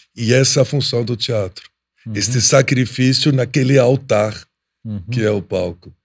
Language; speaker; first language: Portuguese; non-native, fluent; Arabic